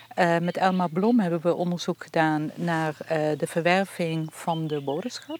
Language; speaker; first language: Dutch; native; Dutch